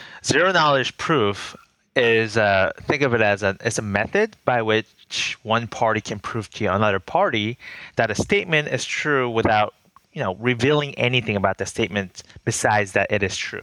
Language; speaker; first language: English; native; English